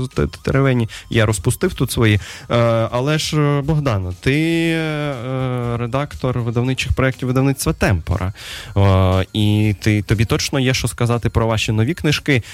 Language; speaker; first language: Ukrainian; native; Ukrainian